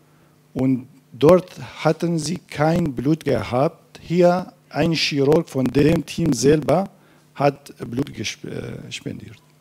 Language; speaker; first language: German; non-native, fluent; Kurdish